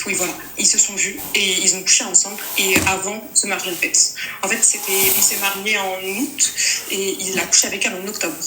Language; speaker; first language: French; native; French